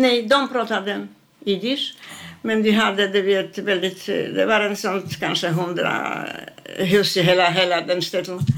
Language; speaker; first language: Swedish; non-native, fluent; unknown